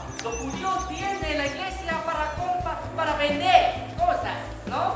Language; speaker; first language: Spanish; non-native, fluent; Vietnamese